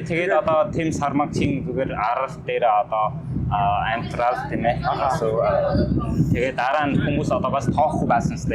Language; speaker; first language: Mongolian; non-native, learner; Vietnamese